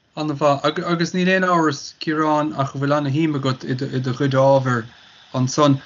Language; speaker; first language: Irish; native; Irish